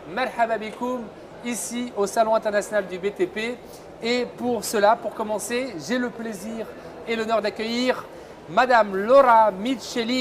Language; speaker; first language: French; non-native, local second language; Arabic